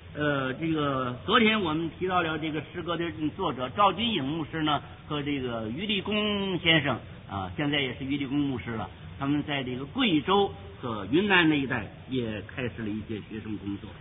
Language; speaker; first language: Chinese; native; Chinese